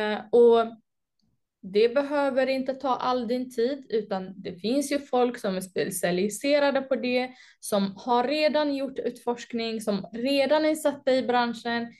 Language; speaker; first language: Swedish; native; Swedish